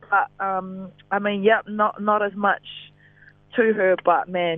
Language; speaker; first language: English; native; English